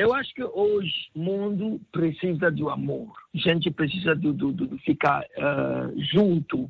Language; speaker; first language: Portuguese; non-native, learner; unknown